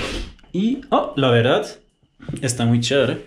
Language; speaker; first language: Spanish; non-native, fluent; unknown